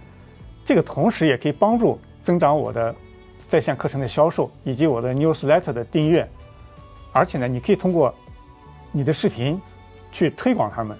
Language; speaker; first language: Chinese; native; Chinese